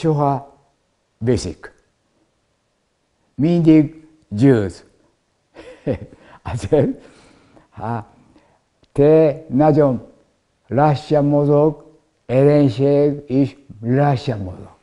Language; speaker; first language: Hungarian; non-native, learner; Japanese